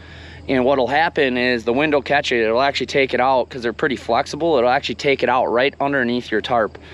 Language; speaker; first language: English; native; English